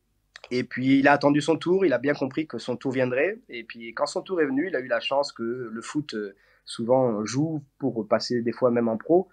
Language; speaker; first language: French; native; French